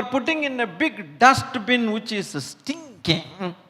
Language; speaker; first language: English; non-native, local second language; Tamil